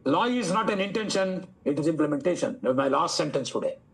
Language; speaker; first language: English; non-native, local second language; Telugu